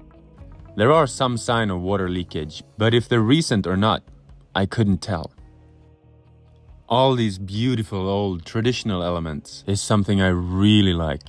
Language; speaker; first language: English; non-native, fluent; Swedish